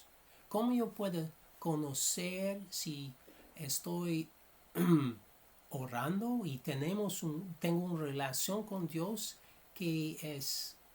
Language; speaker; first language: Spanish; non-native, fluent; English